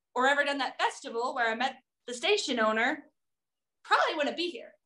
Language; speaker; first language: English; native; English